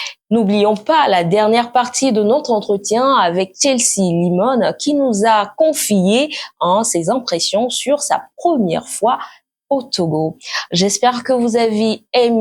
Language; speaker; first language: French; native; French